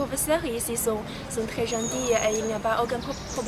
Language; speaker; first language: French; non-native, fluent; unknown